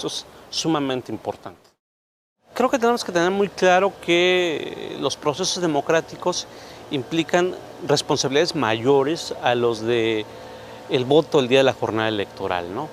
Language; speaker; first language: Spanish; native; Spanish